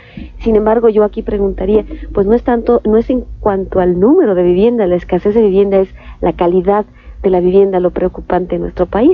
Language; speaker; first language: Spanish; native; Spanish